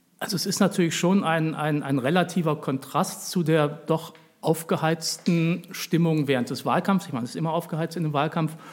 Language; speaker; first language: German; native; German